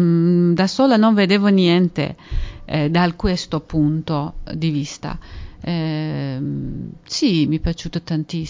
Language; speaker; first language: Italian; non-native, fluent; Persian